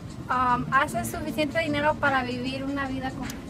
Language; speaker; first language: Spanish; early bilingual, heritage; Spanish